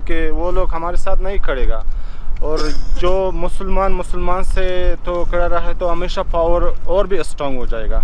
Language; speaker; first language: Hindi; non-native, learner; Pashto